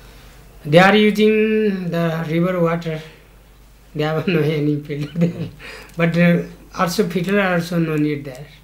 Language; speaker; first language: English; non-native, learner; Nepali